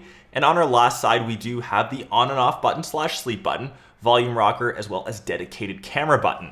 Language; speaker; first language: English; native; English